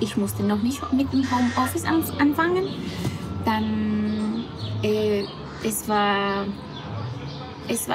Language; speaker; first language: German; non-native, fluent; Spanish